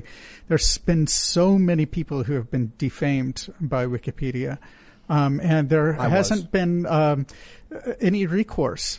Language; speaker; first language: English; native; English